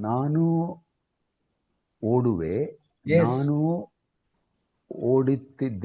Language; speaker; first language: Kannada; non-native, learner; Tamil